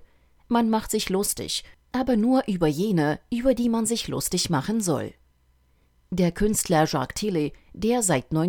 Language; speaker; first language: German; native; German